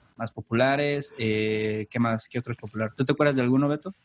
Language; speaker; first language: Spanish; native; Spanish